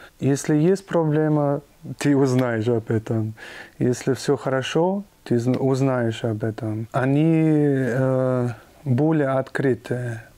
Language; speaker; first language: Russian; non-native, fluent; German